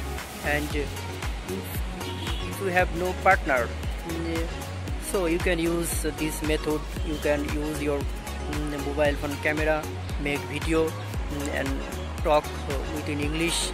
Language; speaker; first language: English; non-native, learner; Bangla